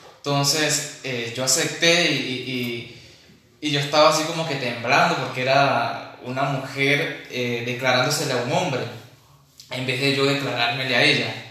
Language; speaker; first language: Spanish; native; Spanish